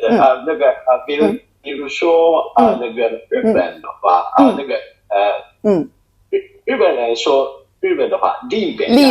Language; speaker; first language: Chinese; non-native, fluent; Japanese